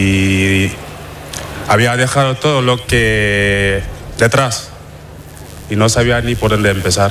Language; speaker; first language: Spanish; non-native, fluent; Wolof